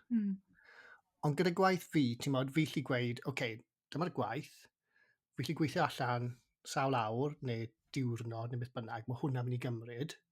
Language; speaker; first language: Welsh; native; Welsh